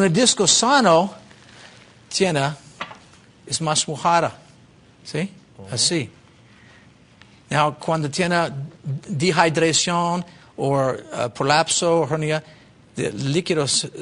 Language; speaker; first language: Spanish; non-native, learner; English